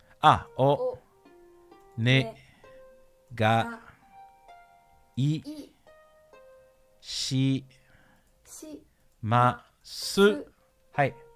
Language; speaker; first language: Japanese; non-native, learner; English